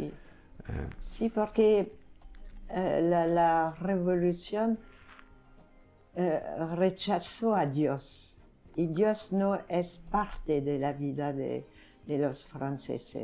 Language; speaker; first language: Spanish; non-native, fluent; French